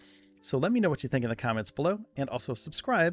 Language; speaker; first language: English; native; English